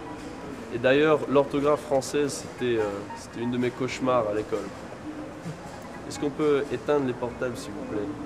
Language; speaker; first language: French; non-native, fluent; English